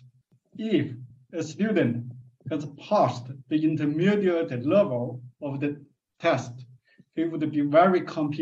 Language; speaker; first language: English; non-native, fluent; Chinese